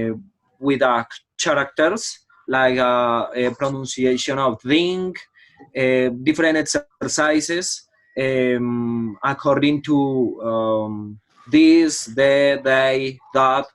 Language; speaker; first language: English; non-native, learner; Spanish